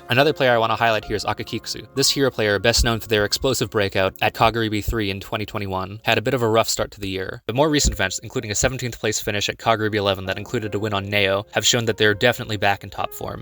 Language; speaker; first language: English; native; English